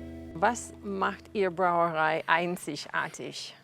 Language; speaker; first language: German; non-native, learner; English